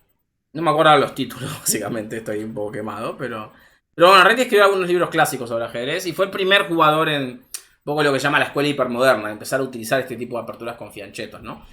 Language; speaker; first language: Spanish; native; Spanish